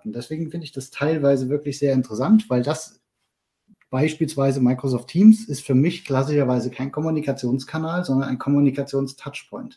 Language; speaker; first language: German; native; German